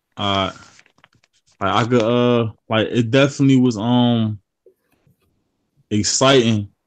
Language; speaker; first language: English; native; English